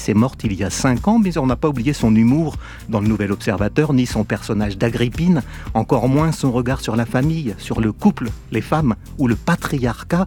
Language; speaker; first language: French; native; French